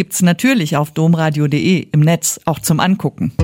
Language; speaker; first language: German; native; German